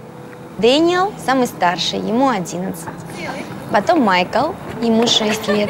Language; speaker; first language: Russian; native; Russian